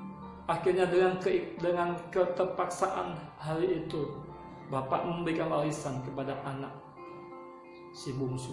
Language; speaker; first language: Indonesian; native; Indonesian